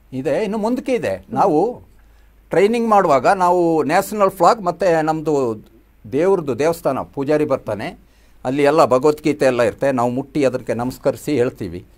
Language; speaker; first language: Kannada; non-native, local second language; Kodava